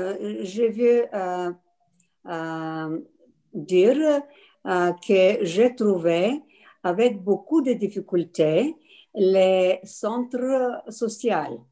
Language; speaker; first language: French; non-native, learner; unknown